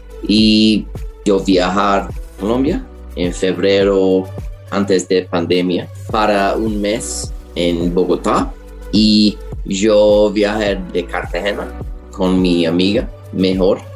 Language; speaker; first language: Spanish; non-native, learner; English